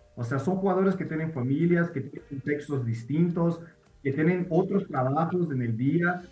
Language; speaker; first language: Spanish; non-native, fluent; Portuguese